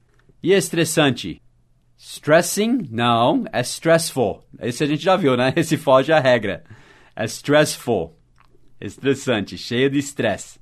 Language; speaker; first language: Portuguese; non-native, fluent; English